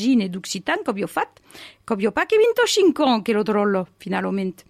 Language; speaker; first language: French; native; French